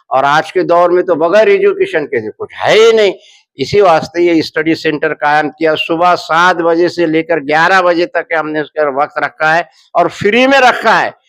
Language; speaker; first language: Hindi; non-native, local second language; Urdu